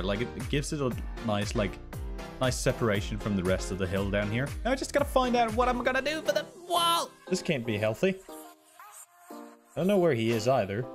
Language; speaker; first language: English; native; English